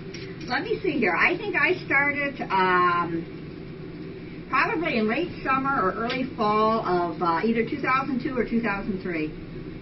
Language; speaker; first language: English; native; English